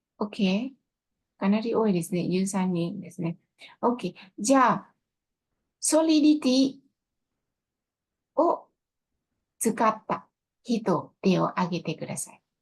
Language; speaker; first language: Japanese; non-native, fluent; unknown